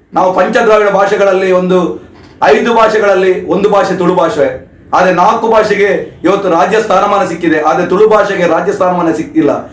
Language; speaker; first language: Kannada; non-native, local second language; Tulu